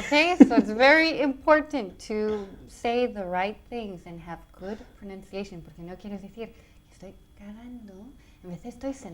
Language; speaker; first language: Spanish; non-native, fluent; English